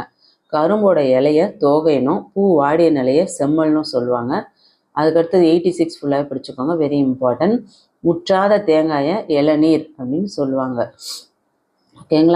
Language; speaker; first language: Tamil; native; Tamil